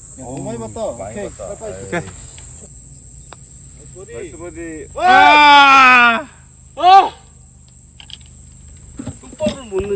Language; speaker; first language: Korean; native; Korean